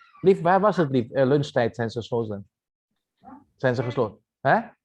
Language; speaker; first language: Dutch; non-native, fluent; Indonesian